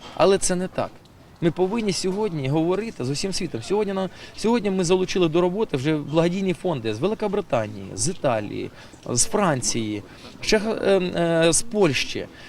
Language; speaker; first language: Ukrainian; non-native, local second language; Russian